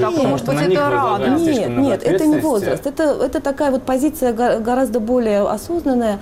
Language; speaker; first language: Russian; native; Russian